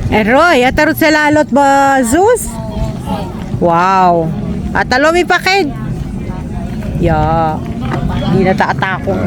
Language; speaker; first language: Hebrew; non-native, learner; Filipino